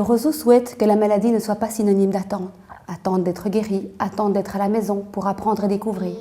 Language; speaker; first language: French; native; French